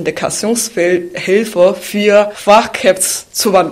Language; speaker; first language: German; non-native, fluent; Chinese